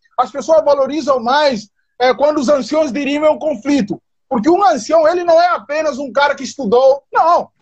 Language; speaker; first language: Portuguese; non-native, local second language; Upper Guinea Crioulo